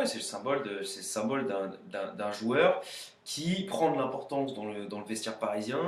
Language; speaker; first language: French; native; French